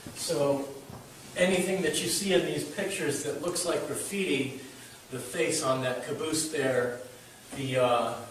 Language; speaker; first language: English; native; English